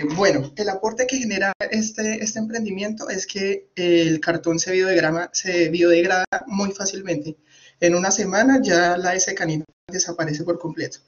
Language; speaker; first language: Spanish; native; Spanish